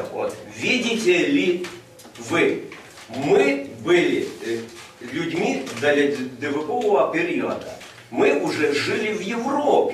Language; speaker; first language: Ukrainian; native; Ukrainian